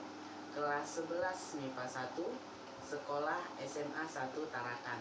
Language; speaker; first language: Indonesian; native; Indonesian